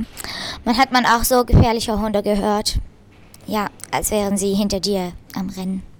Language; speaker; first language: German; early bilingual, other home language; Arabic